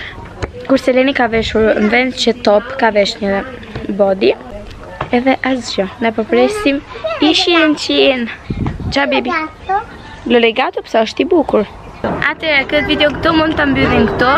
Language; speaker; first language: Albanian; early bilingual, heritage; Albanian